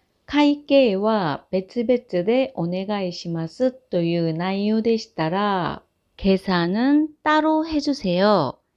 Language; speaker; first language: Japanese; non-native, fluent; Korean